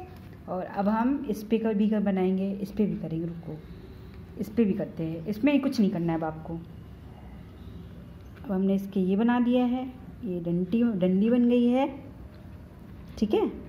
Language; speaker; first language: Hindi; native; Hindi